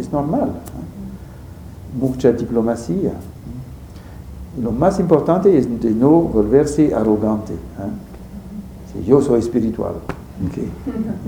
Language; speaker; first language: Spanish; non-native, fluent; French